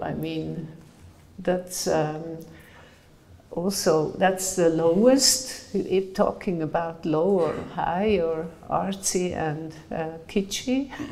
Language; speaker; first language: English; non-native, fluent; German